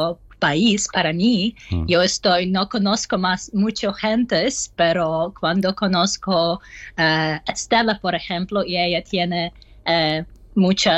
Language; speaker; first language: Spanish; non-native, learner; Ukrainian